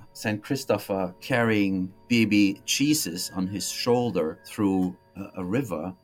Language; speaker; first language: English; non-native, fluent; German